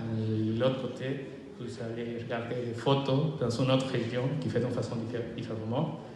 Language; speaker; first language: French; non-native, fluent; Spanish